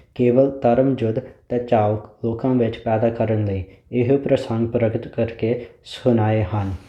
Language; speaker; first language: Punjabi; early bilingual, heritage; Punjabi